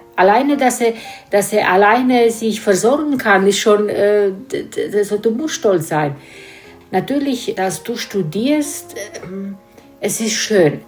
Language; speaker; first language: German; non-native, fluent; Romanian